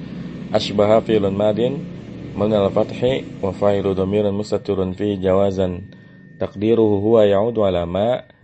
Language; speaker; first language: Arabic; non-native, fluent; Indonesian